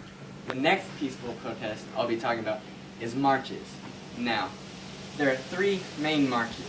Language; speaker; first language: English; native; English